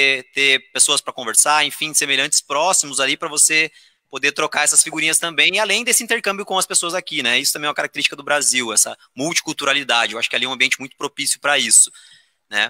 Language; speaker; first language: Portuguese; native; Portuguese